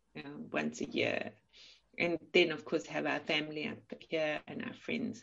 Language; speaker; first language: English; native; English